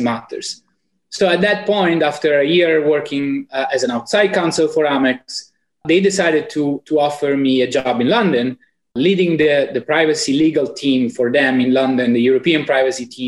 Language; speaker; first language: English; non-native, fluent; Italian